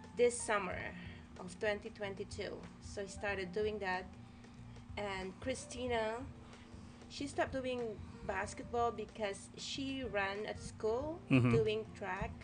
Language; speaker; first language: English; non-native, local second language; Iloko